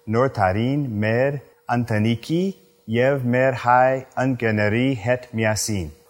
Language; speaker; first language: Armenian; non-native, learner; English